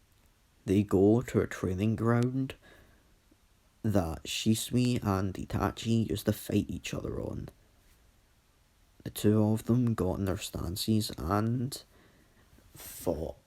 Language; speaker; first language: English; native; English